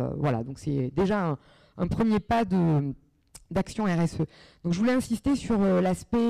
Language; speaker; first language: French; native; French